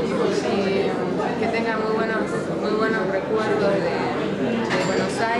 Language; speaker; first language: Spanish; native; Spanish